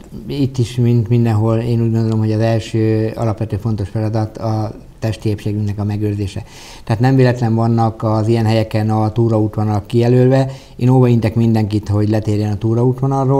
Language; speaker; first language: Hungarian; native; Hungarian